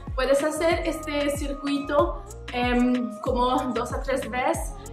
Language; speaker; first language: Spanish; non-native, learner; French